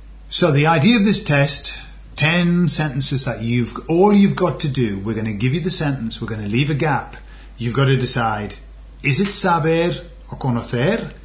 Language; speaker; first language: English; native; English